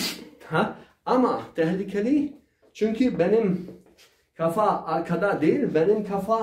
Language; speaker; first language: Turkish; non-native, learner; Arabic